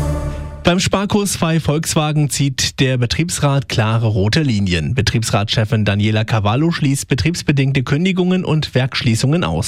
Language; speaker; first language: German; native; German